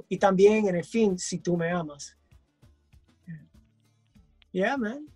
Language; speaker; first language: Spanish; early bilingual, heritage; English